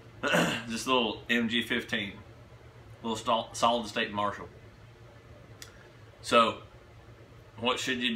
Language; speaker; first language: English; native; English